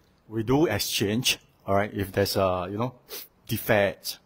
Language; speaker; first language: English; non-native, local second language; Chinese